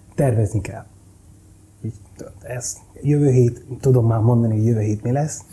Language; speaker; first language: Hungarian; non-native, fluent; Spanish